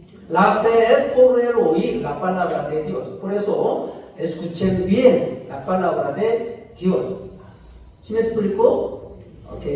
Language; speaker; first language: Spanish; non-native, fluent; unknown